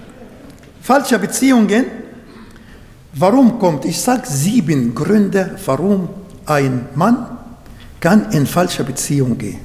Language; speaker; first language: German; non-native, fluent; Arabic